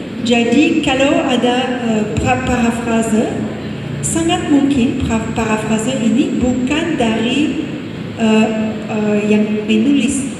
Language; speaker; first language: Indonesian; non-native, fluent; English